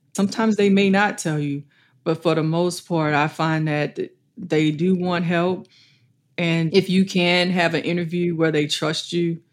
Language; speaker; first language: English; native; English